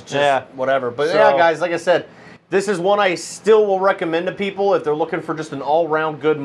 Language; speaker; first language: English; native; English